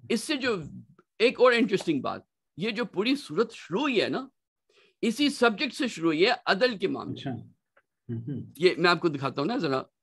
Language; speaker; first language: Urdu; native; Urdu